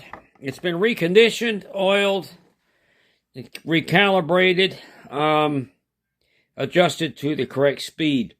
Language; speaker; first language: English; native; English